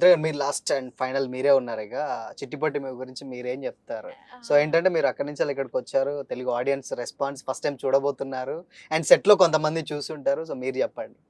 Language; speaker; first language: Telugu; native; Telugu